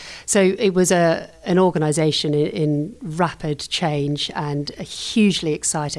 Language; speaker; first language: English; native; English